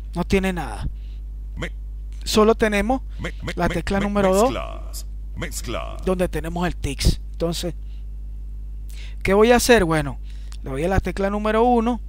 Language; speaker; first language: Spanish; native; Spanish